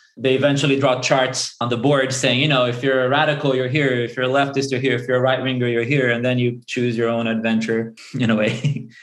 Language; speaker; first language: English; early bilingual, other home language; Portuguese